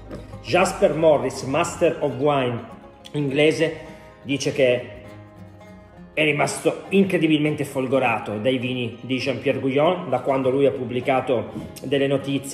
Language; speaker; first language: Italian; native; Italian